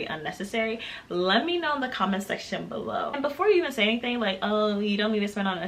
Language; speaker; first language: English; native; English